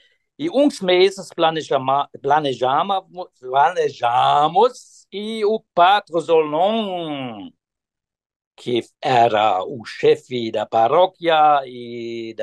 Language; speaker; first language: Portuguese; non-native, fluent; German